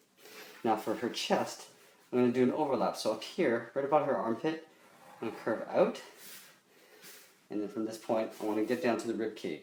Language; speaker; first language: English; native; English